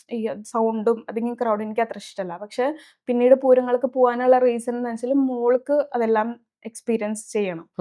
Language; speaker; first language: Malayalam; early bilingual, heritage; Malayalam